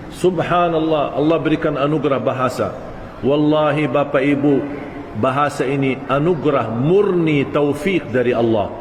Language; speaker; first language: Malay; non-native, fluent; Arabic